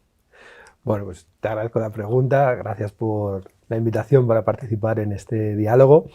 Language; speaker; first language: Spanish; native; Spanish